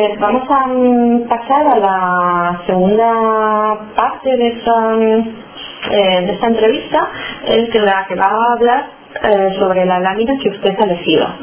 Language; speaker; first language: Spanish; native; Spanish